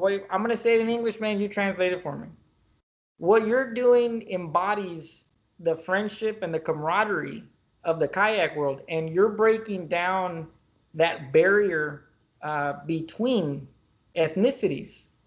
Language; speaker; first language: English; early bilingual, other home language; Spanish